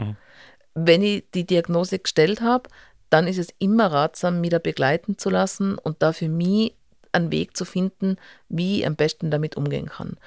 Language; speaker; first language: German; native; German